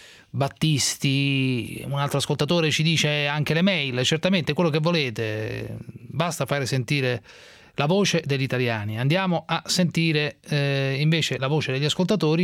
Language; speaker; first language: Italian; native; Italian